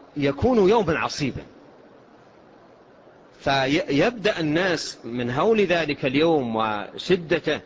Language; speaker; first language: Arabic; native; Arabic